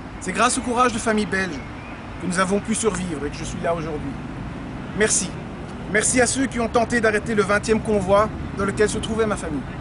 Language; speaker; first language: French; native; French